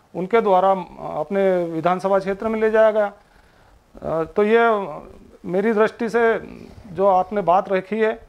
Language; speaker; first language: Hindi; native; Hindi